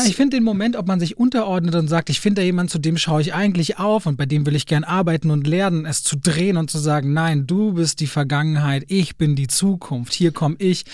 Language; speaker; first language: German; native; German